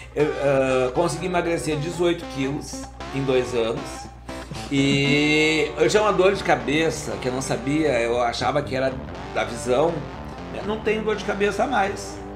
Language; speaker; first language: Portuguese; native; Portuguese